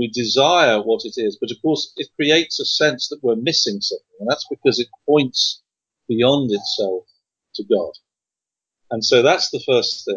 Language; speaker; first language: English; native; English